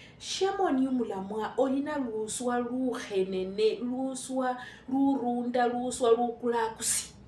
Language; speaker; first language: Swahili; non-native, local second language; Luyia